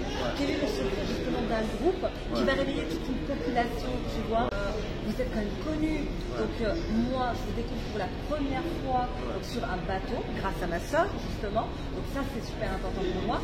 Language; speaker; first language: French; native; French